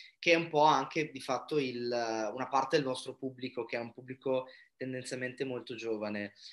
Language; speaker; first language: Italian; native; Italian